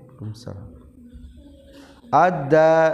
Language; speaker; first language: Arabic; non-native, fluent; Indonesian